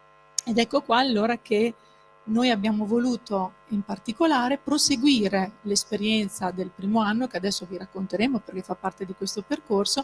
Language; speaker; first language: Italian; native; Italian